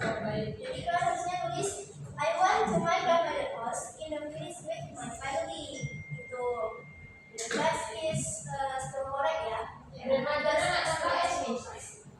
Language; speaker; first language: English; non-native, learner; Indonesian